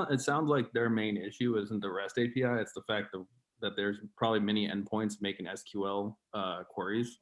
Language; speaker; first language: English; native; English